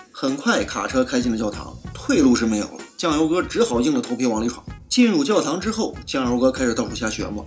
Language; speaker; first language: Chinese; native; Chinese